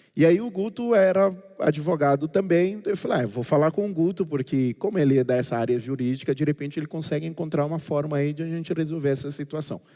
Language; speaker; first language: Portuguese; non-native, local second language; Kabuverdianu